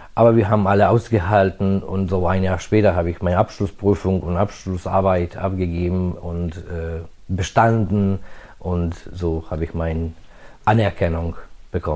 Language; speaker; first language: German; non-native, fluent; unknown